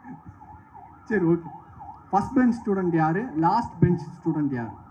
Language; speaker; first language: Tamil; native; Tamil